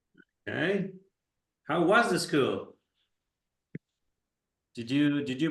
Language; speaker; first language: English; non-native, fluent; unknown